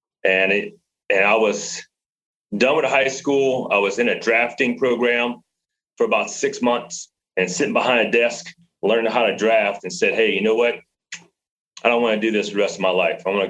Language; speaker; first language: English; native; English